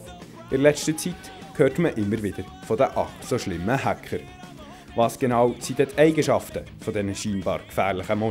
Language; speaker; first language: German; native; German